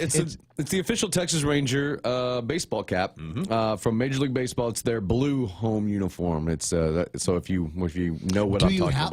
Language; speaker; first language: English; native; English